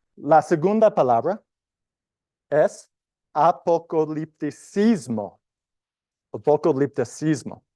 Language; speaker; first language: Spanish; non-native, learner; English